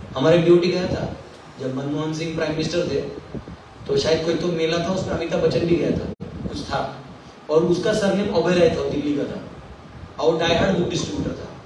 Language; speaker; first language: Hindi; native; Hindi